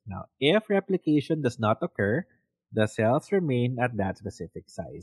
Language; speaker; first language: English; non-native, local second language; Filipino